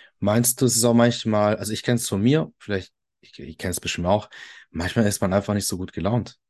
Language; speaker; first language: German; early bilingual, other home language; Italian